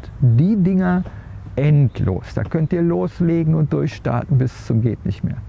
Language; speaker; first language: German; native; German